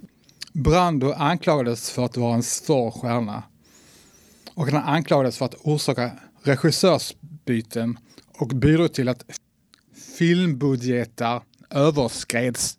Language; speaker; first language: Swedish; native; Swedish